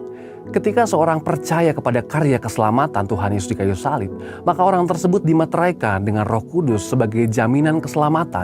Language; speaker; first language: Indonesian; native; Indonesian